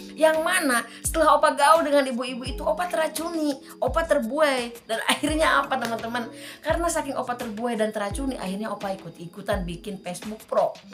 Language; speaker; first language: Indonesian; native; Indonesian